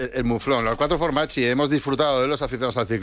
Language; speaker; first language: Spanish; native; Spanish